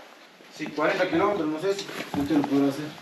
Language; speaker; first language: Spanish; native; Spanish